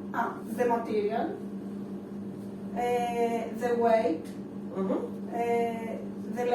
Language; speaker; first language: English; non-native, learner; Greek